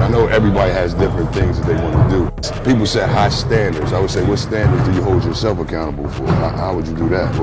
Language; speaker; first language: English; native; English